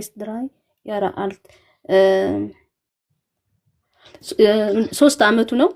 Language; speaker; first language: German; non-native, learner; Amharic